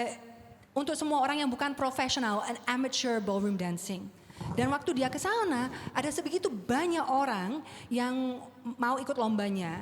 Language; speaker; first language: Indonesian; non-native, fluent; English